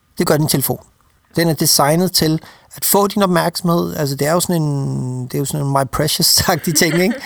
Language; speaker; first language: Danish; native; Danish